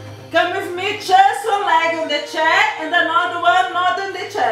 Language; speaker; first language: English; non-native, fluent; Portuguese